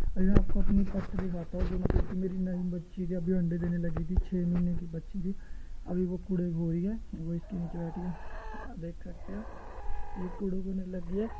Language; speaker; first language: Hindi; non-native, local second language; Punjabi